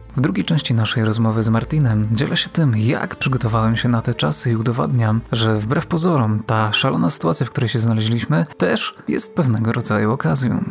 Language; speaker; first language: Polish; native; Polish